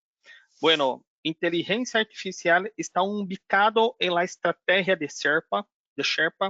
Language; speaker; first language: Spanish; non-native, learner; Portuguese